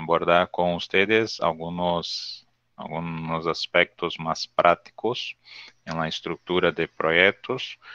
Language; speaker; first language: Spanish; non-native, learner; Portuguese